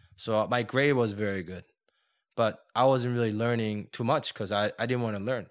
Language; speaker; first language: English; non-native, fluent; Korean